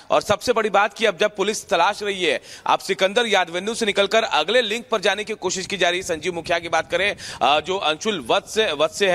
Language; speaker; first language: Hindi; native; Hindi